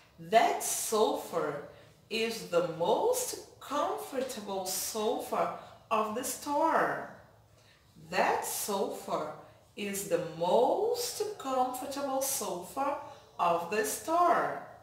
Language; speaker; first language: English; non-native, fluent; Portuguese